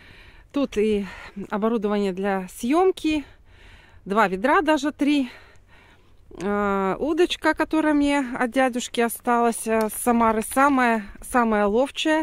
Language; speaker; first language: Russian; native; Russian